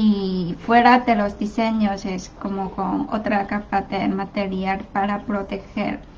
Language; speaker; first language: Spanish; non-native, learner; Chinese